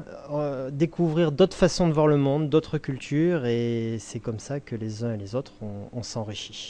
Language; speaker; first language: French; native; French